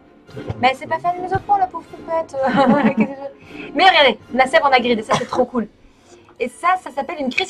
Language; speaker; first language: French; native; French